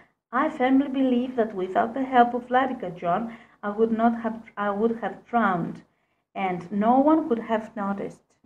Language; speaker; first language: English; non-native, fluent; Greek